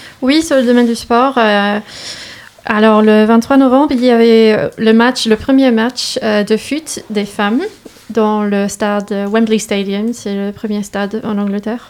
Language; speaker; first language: French; non-native, learner; English